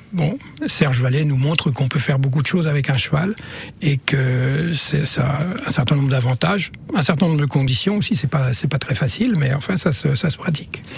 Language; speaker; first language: French; native; French